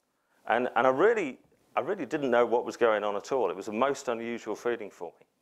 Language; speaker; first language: English; native; English